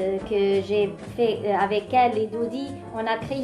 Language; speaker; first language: French; non-native, local second language; Arabic